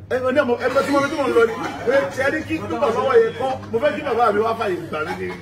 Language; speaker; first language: Yoruba; native; Yoruba